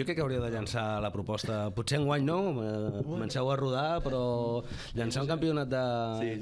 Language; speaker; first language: Catalan; native; Catalan